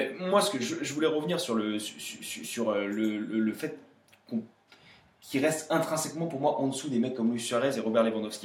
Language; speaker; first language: French; native; French